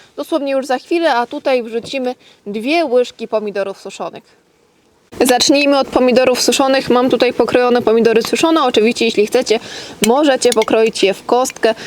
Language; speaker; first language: Polish; native; Polish